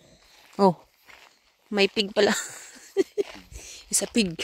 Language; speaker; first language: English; non-native, learner; Filipino